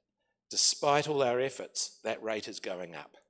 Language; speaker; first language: English; native; English